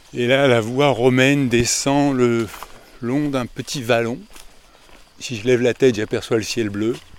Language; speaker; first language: French; native; French